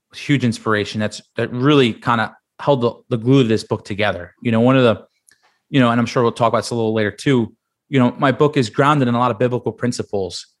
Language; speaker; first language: English; native; English